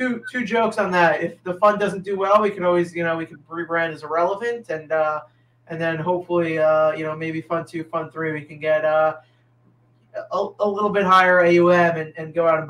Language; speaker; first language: English; native; English